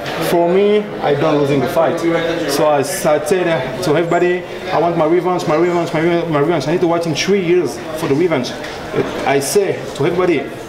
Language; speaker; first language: English; non-native, learner; French